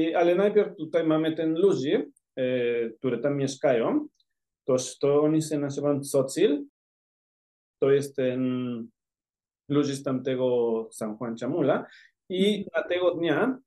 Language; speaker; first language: Polish; non-native, fluent; Spanish